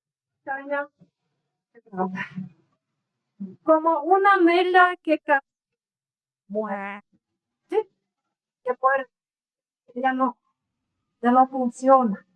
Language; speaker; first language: Spanish; non-native, learner; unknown